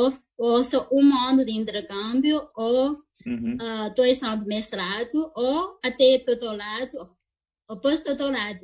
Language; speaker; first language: Portuguese; non-native, fluent; Chinese